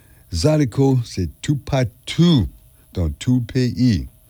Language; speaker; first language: English; early bilingual, other home language; French